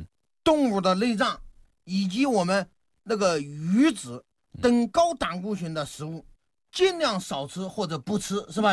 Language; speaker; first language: Chinese; native; Chinese